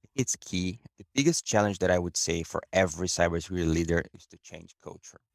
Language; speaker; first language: English; non-native, fluent; Portuguese